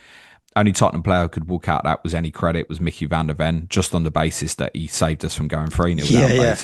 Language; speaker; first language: English; native; English